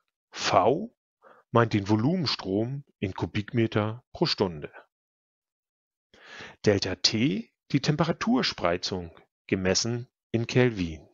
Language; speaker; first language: German; native; German